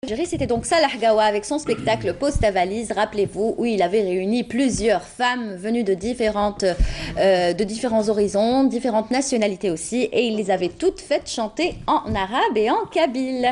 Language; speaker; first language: French; native; French